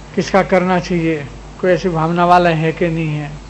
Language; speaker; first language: Hindi; non-native, local second language; Gujarati